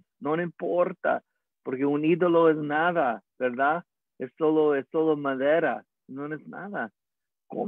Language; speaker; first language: Spanish; early bilingual, heritage; English